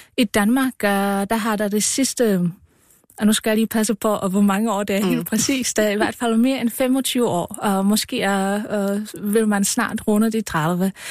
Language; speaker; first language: Danish; non-native, fluent; Czech